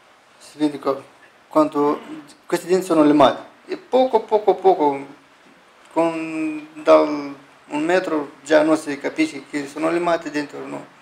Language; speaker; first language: Italian; non-native, learner; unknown